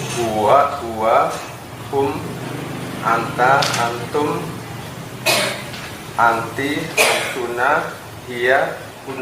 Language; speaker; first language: Arabic; non-native, learner; Indonesian